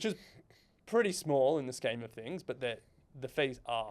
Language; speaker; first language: English; native; English